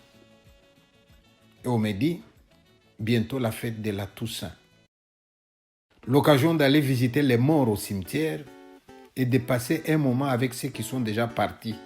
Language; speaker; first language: French; non-native, local second language; Luba-Lulua